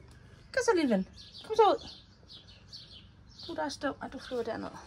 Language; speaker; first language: Danish; native; Danish